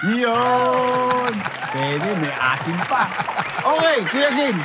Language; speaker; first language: Filipino; native; Filipino